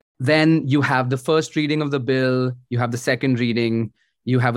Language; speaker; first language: English; non-native, local second language; Hindi